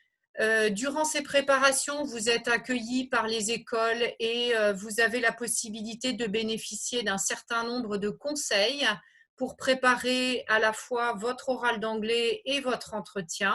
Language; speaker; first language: French; native; French